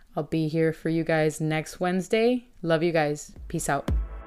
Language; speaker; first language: English; early bilingual, other home language; Spanish